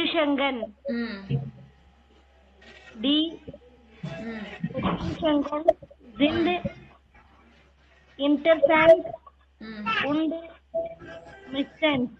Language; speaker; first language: German; non-native, learner; Tamil